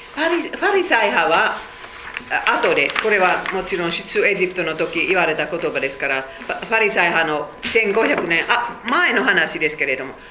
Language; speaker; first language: Japanese; non-native, fluent; Finnish